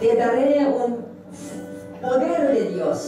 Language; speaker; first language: Spanish; non-native, learner; Korean